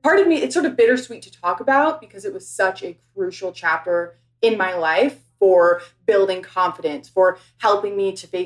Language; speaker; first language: English; native; English